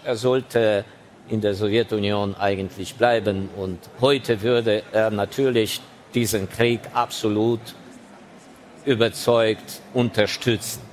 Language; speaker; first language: German; non-native, fluent; Ukrainian